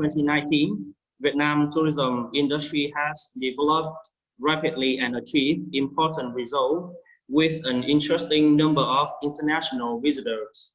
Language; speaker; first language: English; non-native, fluent; Vietnamese